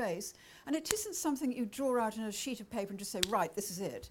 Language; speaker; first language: English; native; English